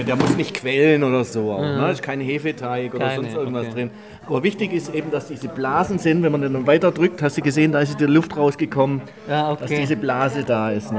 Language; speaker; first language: German; native; German